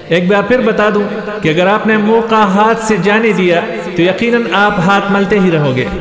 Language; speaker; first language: Urdu; non-native, local second language; Pashto